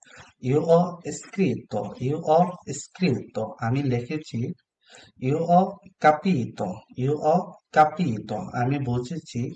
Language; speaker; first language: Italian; non-native, learner; Bangla